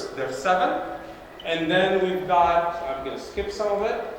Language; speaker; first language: English; non-native, local second language; Arabic